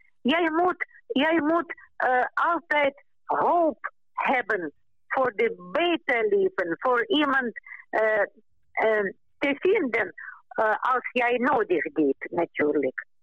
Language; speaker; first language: Dutch; non-native, local second language; Ukrainian